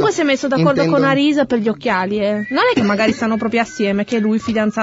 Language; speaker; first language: Italian; native; Italian